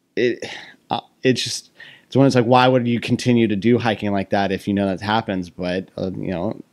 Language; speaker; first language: English; native; English